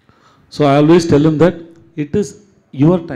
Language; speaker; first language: Telugu; non-native, learner; Tamil